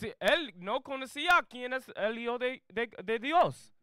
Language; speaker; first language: Spanish; non-native, learner; English